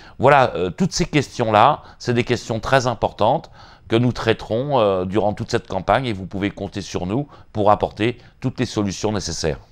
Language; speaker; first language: French; native; French